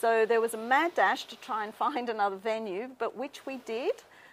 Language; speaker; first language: English; native; English